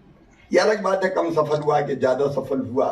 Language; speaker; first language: Hindi; native; Hindi